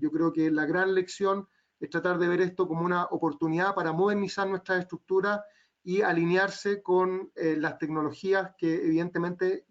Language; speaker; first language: Spanish; native; Spanish